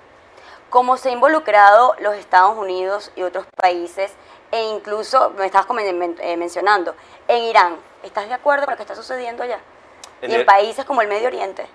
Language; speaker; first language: Spanish; native; Spanish